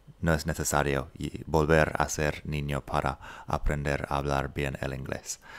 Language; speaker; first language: Spanish; non-native, fluent; English